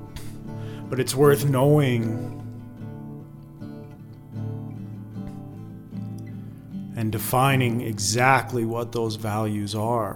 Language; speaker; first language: English; native; English